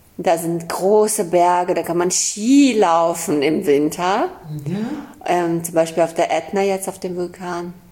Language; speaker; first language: German; early bilingual, other home language; Russian